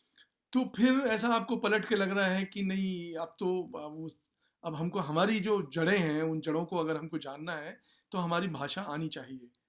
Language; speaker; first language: Hindi; native; Hindi